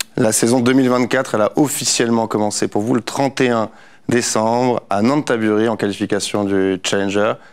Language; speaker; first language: French; native; French